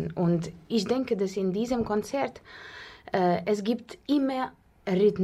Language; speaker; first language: German; non-native, fluent; Russian